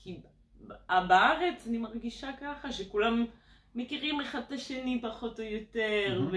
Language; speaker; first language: Hebrew; non-native, fluent; French